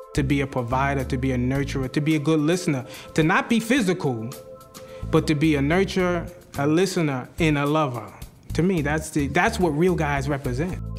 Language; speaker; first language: English; native; English